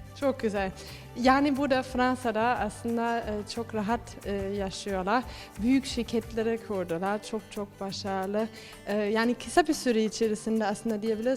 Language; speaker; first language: Turkish; early bilingual, heritage; Turkish